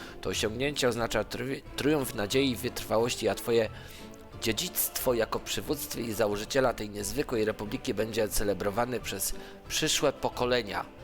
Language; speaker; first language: Polish; native; Polish